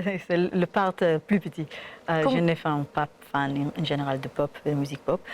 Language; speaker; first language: French; non-native, learner; Hebrew